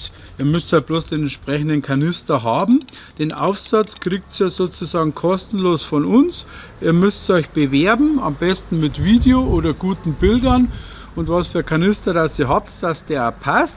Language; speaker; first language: German; native; German